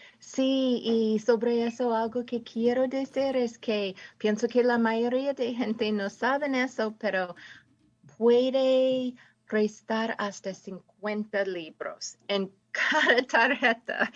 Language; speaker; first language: Spanish; non-native, fluent; English